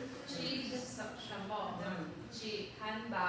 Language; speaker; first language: Chinese; non-native, learner; Filipino